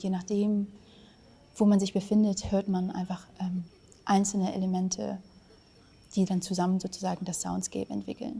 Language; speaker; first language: German; early bilingual, other home language; Vietnamese